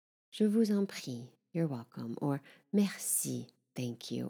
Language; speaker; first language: French; non-native, fluent; English